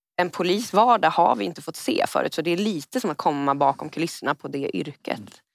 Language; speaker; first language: Swedish; native; Swedish